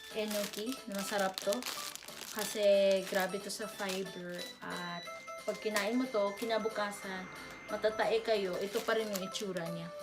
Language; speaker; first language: Filipino; non-native, local second language; Cebuano